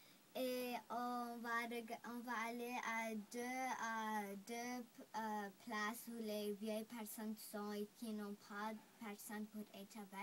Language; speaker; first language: French; non-native, local second language; English